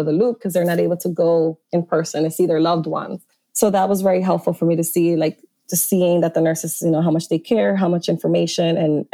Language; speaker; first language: English; native; English